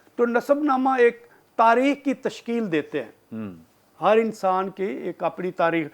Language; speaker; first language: Urdu; non-native, local second language; Punjabi